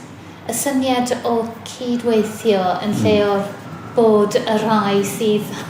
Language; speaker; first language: Welsh; non-native, fluent; English